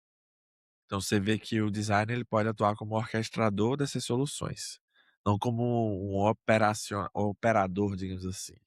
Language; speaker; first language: Portuguese; native; Portuguese